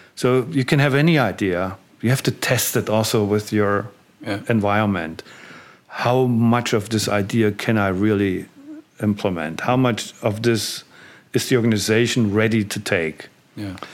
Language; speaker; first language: English; non-native, fluent; German